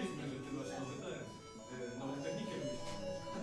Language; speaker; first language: Polish; native; Polish